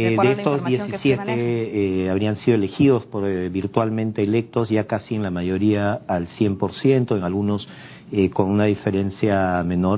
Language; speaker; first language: Spanish; native; Spanish